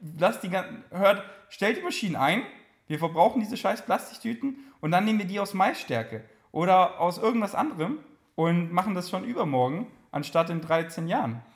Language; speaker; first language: German; native; German